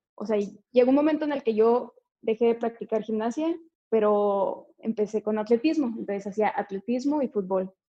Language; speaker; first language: Spanish; native; Spanish